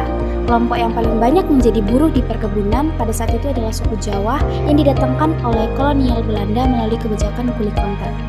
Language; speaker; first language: Indonesian; native; Indonesian